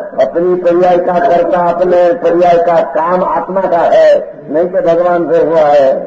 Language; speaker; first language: Hindi; non-native, local second language; Gujarati